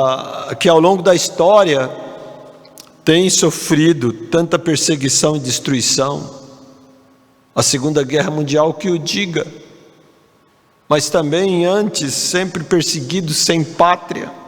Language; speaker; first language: Portuguese; native; Portuguese